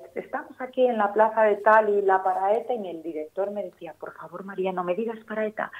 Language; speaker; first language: Catalan; non-native, local second language; Spanish